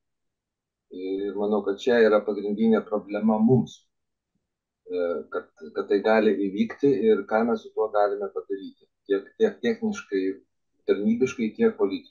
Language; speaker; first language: Lithuanian; native; Lithuanian